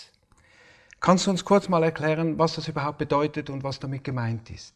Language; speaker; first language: German; native; German